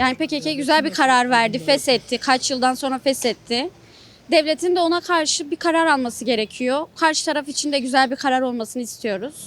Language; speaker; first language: Turkish; non-native, local second language; Kurdish